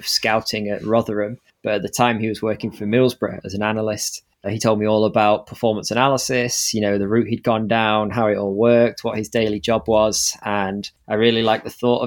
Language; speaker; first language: English; native; English